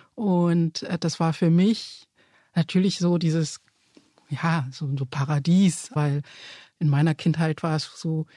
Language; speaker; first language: German; early bilingual, other home language; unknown